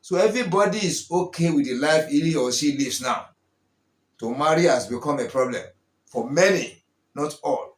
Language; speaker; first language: English; non-native, local second language; Yoruba